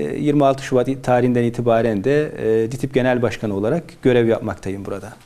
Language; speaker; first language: Turkish; native; Turkish